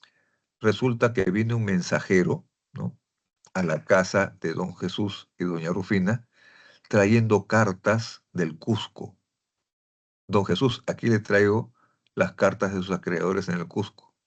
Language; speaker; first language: Spanish; native; Spanish